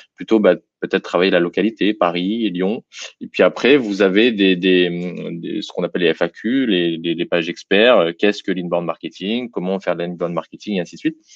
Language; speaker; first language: French; native; French